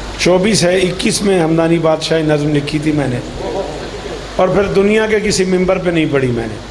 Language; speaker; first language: Urdu; non-native, local second language; Punjabi